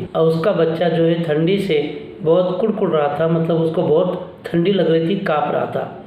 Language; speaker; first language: Hindi; non-native, local second language; Marathi